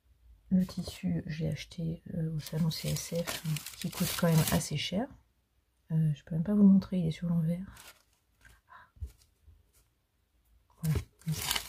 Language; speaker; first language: French; native; French